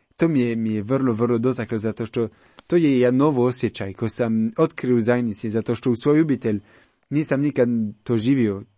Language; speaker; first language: Croatian; non-native, learner; French